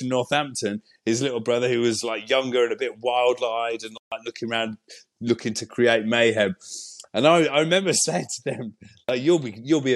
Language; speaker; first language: English; native; English